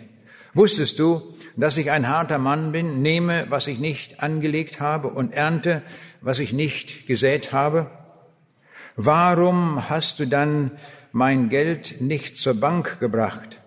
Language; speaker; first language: German; native; German